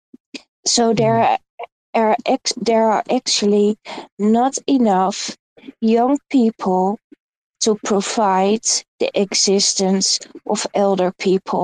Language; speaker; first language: English; non-native, learner; Dutch